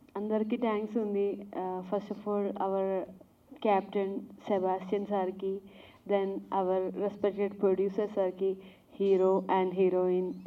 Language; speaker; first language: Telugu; non-native, learner; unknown